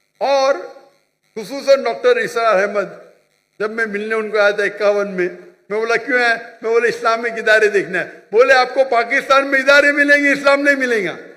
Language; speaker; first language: Hindi; non-native, local second language; Konkani